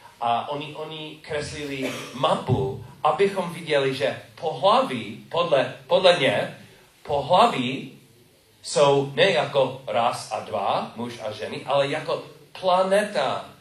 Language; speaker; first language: Czech; non-native, learner; English